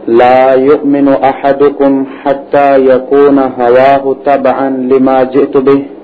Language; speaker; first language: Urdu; non-native, local second language; Punjabi